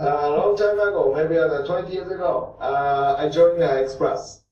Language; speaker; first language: English; non-native, learner; Japanese